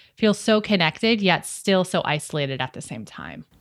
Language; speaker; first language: English; native; English